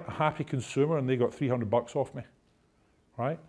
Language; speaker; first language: English; native; English